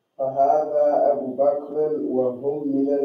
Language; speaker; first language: Arabic; non-native, learner; English